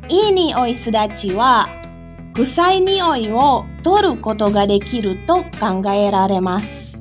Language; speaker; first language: Japanese; non-native, fluent; Indonesian